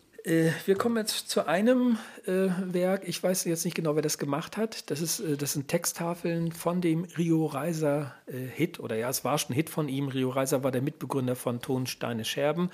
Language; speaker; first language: German; native; German